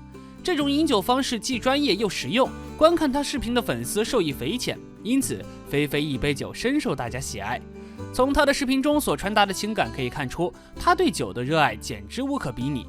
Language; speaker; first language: Chinese; native; Chinese